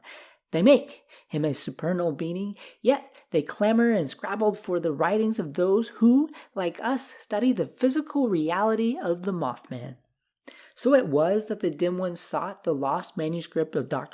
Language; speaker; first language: English; native; English